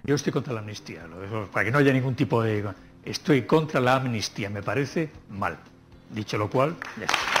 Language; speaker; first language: Spanish; native; Spanish